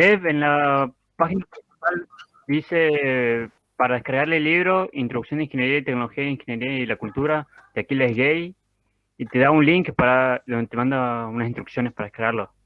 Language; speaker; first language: Spanish; native; Spanish